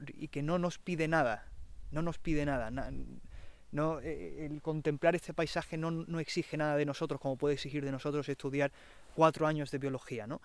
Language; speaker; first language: Spanish; native; Spanish